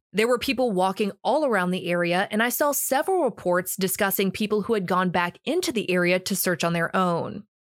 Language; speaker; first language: English; native; English